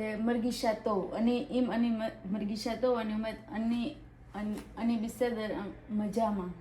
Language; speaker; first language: Hebrew; non-native, learner; Gujarati